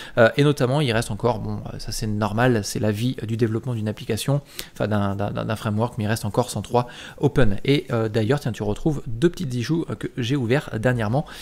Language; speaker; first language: French; native; French